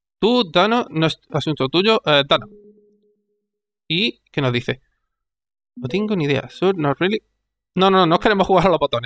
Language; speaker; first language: Spanish; native; Spanish